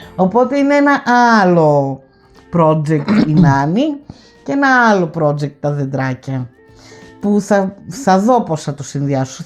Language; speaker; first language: Greek; native; Greek